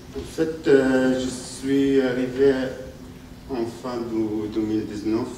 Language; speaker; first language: French; non-native, learner; Arabic